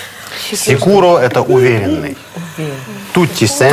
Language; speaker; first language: Italian; non-native, fluent; Russian